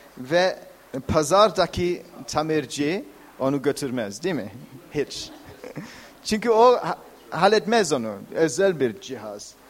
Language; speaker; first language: Turkish; non-native, fluent; English